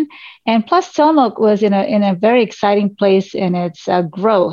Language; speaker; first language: English; non-native, local second language; Tamil